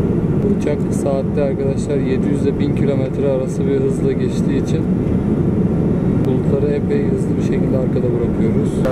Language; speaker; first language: Turkish; native; Turkish